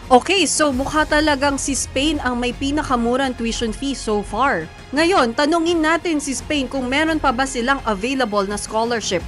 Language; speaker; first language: Filipino; native; Filipino